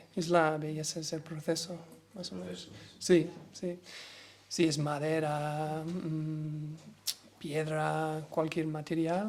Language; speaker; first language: Spanish; non-native, learner; English